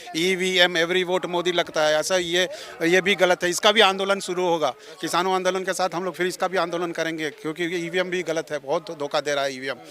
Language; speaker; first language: Hindi; non-native, local second language; Malayalam